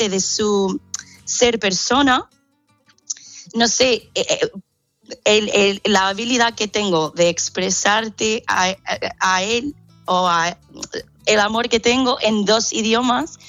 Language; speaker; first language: Spanish; non-native, fluent; English